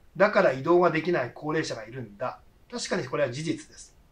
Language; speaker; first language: Japanese; native; Japanese